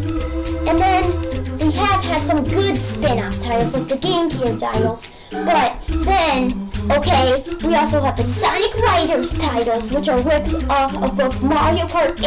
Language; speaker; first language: English; native; English